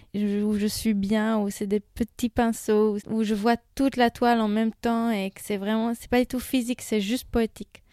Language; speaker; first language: French; non-native, fluent; Hebrew